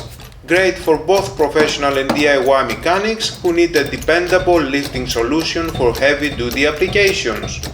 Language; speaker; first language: English; non-native, fluent; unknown